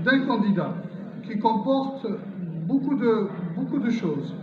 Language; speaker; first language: French; non-native, local second language; Arabic